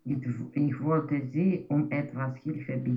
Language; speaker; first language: German; non-native, learner; Romanian